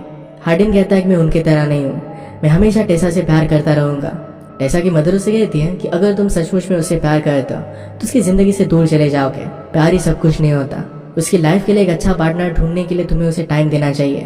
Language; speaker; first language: Hindi; native; Hindi